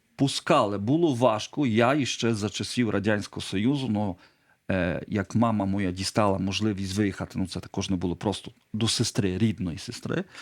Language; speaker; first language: Ukrainian; non-native, local second language; Polish